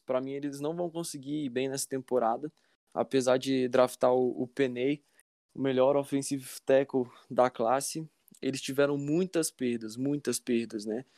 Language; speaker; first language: Portuguese; native; Portuguese